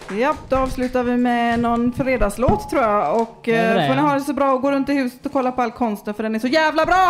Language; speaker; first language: Swedish; native; Swedish